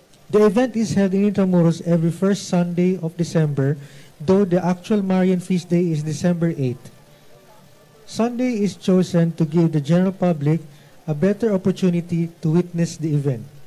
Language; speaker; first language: English; non-native, local second language; Filipino